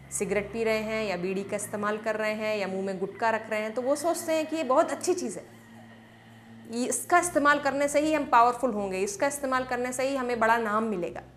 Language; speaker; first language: Hindi; native; Hindi